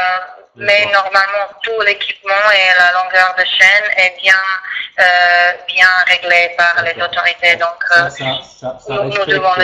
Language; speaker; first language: French; non-native, fluent; Croatian